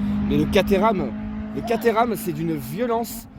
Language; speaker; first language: French; native; French